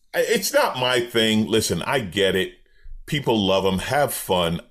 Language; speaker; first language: English; native; English